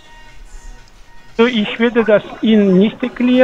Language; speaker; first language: German; non-native, fluent; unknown